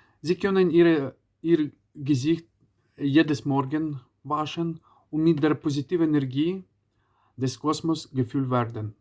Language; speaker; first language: German; non-native, learner; Ukrainian